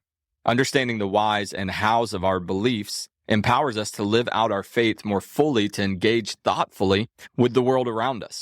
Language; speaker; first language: English; native; English